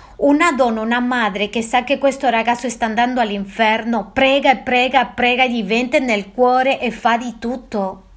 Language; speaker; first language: Italian; non-native, fluent; Spanish